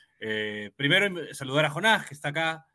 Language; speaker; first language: Spanish; native; Spanish